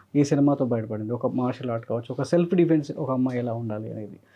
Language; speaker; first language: Telugu; native; Telugu